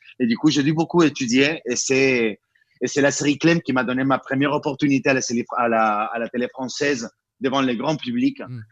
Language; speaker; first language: French; non-native, fluent; Spanish